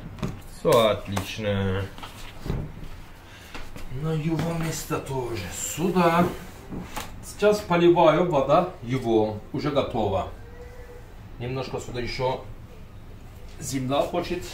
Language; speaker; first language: Russian; non-native, learner; Turkish